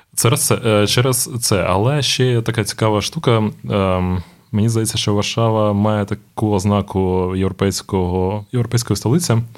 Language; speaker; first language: Ukrainian; non-native, local second language; Russian